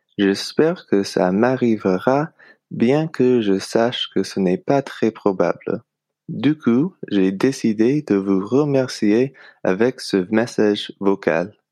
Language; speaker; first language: French; non-native, fluent; English